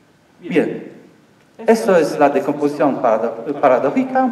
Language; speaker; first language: Spanish; non-native, learner; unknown